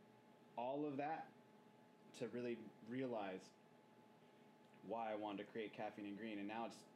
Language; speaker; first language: English; native; English